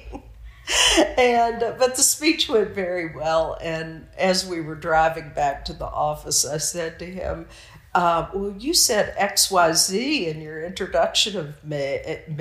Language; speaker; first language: English; native; English